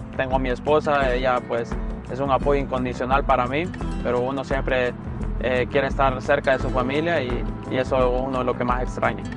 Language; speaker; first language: Spanish; native; Spanish